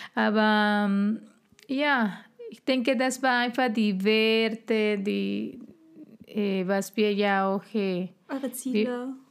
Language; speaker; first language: German; non-native, fluent; Spanish